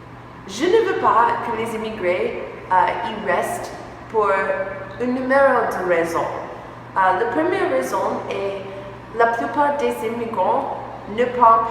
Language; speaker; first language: French; non-native, learner; English